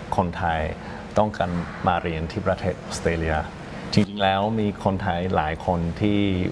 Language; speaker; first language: Thai; non-native, fluent; English